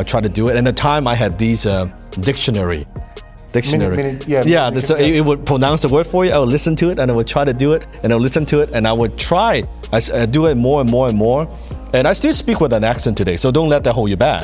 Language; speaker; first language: English; non-native, local second language; Cantonese